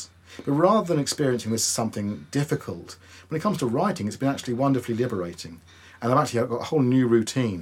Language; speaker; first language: English; native; English